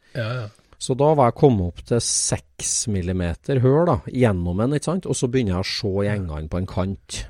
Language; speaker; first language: Norwegian; native; Norwegian